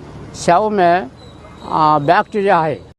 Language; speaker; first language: Hindi; non-native, local second language; Telugu